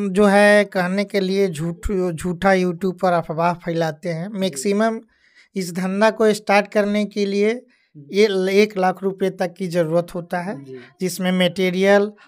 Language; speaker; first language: Hindi; native; Hindi